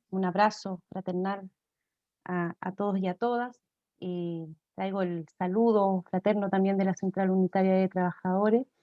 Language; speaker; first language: Spanish; native; Spanish